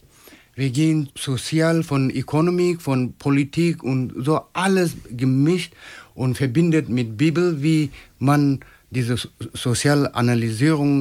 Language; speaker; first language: German; non-native, learner; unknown